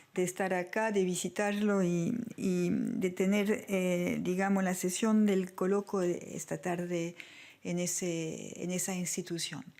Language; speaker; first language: Spanish; non-native, fluent; French